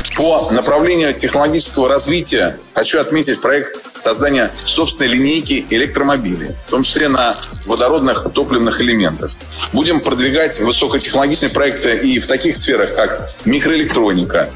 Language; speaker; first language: Russian; native; Russian